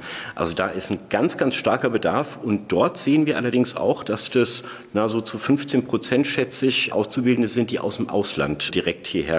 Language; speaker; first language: German; native; German